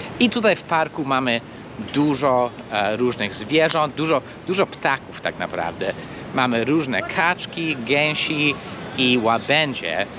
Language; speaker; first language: Polish; non-native, fluent; English